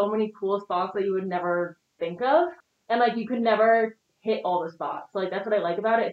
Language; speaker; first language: English; native; English